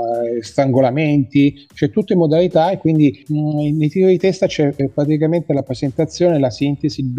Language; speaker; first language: Italian; native; Italian